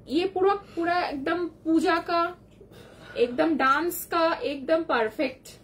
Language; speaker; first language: Hindi; non-native, local second language; Bangla